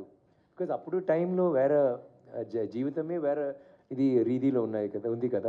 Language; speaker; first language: Telugu; non-native, learner; Tamil